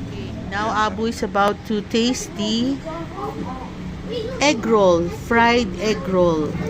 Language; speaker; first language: English; non-native, local second language; Filipino